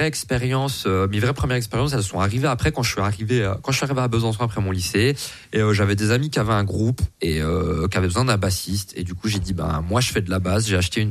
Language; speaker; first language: French; native; French